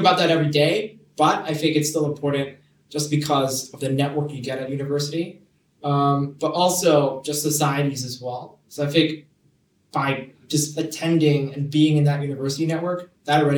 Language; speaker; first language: English; non-native, local second language; Cantonese